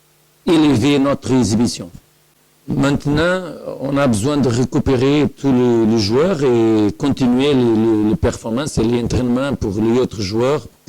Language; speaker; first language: French; non-native, learner; Portuguese